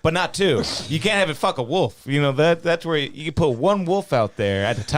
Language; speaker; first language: English; native; English